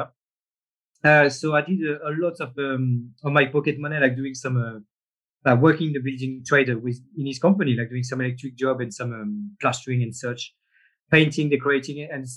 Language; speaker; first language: English; non-native, fluent; French